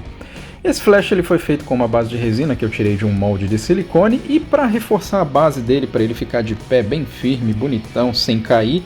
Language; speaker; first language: Portuguese; native; Portuguese